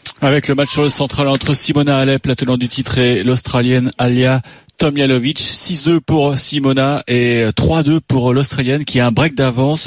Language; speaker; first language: French; native; French